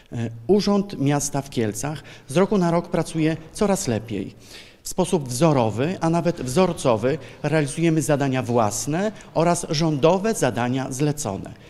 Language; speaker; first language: Polish; native; Polish